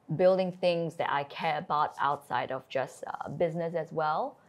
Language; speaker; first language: English; native; English